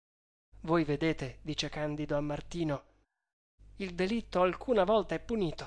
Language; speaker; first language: Italian; native; Italian